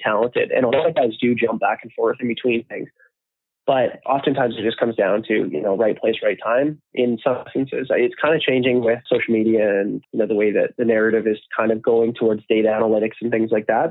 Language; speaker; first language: English; native; English